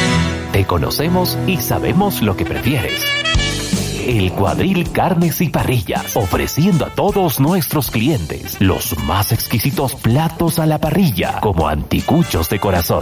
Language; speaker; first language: Spanish; native; Spanish